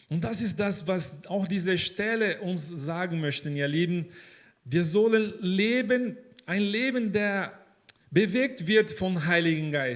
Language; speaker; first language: German; non-native, fluent; Portuguese